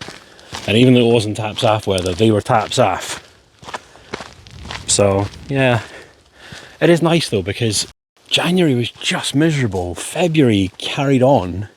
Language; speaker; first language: English; native; English